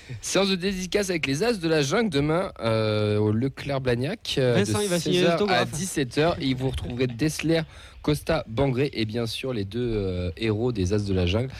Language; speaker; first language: French; native; French